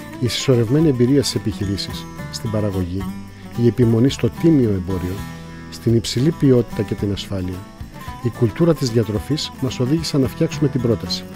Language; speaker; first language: Greek; native; Greek